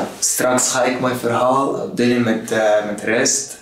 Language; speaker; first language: Dutch; non-native, learner; Arabic